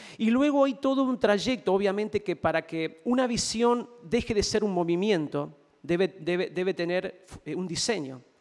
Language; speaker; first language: Spanish; native; Spanish